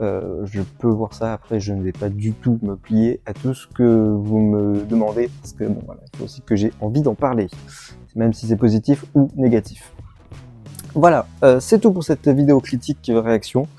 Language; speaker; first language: French; native; French